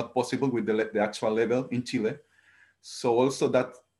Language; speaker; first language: English; non-native, learner; Spanish